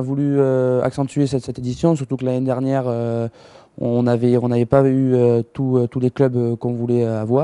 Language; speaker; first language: French; native; French